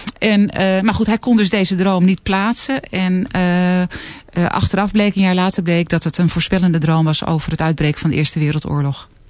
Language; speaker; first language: Dutch; native; Dutch